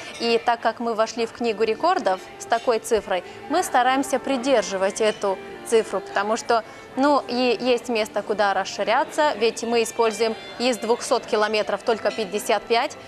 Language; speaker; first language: Russian; non-native, local second language; Romanian